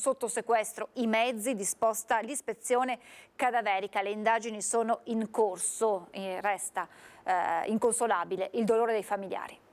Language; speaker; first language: Italian; native; Italian